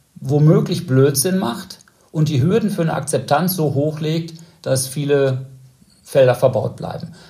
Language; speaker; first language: German; native; German